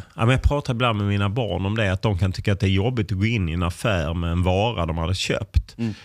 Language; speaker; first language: Swedish; native; Swedish